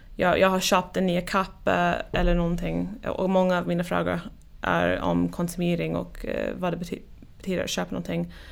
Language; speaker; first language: Swedish; non-native, fluent; English